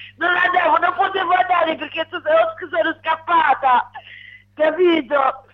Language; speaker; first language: Italian; non-native, learner; Arabic